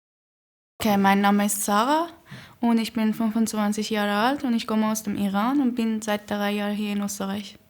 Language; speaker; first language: German; non-native, learner; Persian